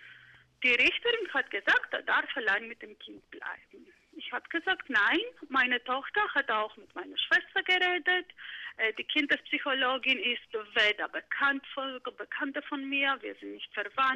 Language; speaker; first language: German; non-native, fluent; Greek